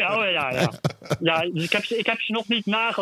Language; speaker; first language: Dutch; native; Dutch